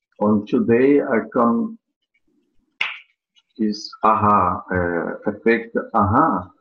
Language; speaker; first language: English; non-native, learner; Portuguese